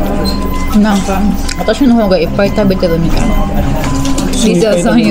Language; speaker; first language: Japanese; native; Japanese